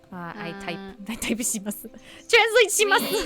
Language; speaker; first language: Japanese; non-native, learner; English